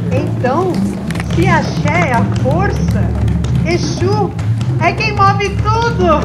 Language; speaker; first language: Portuguese; native; Portuguese